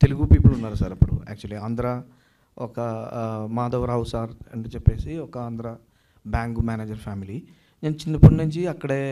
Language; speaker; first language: Telugu; non-native, learner; Malayalam